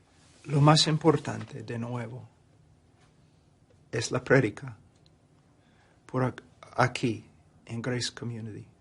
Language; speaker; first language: Spanish; non-native, fluent; English